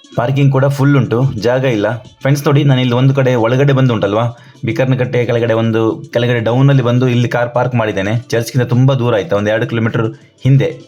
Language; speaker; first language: Kannada; non-native, local second language; Konkani